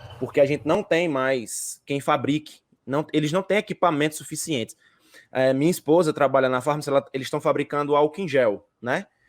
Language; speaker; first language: Portuguese; native; Portuguese